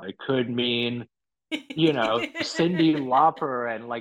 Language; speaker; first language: English; non-native, local second language; Cantonese